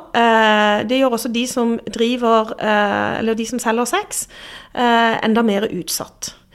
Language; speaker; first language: Norwegian; native; Norwegian